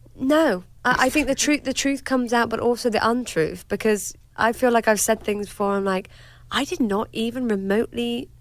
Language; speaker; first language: English; native; English